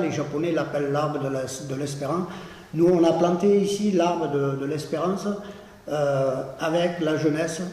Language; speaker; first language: French; native; French